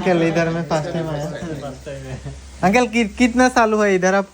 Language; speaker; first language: Hindi; non-native, learner; Bangla